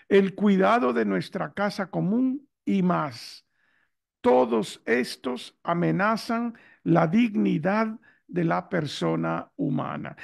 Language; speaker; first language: Spanish; native; Spanish